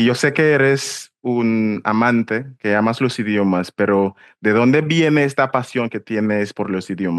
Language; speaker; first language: Spanish; non-native, fluent; English